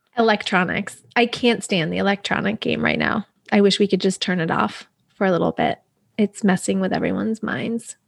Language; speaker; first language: English; native; English